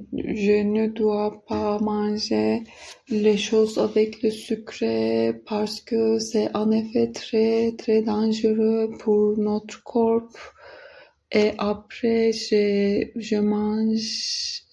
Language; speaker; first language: French; non-native, learner; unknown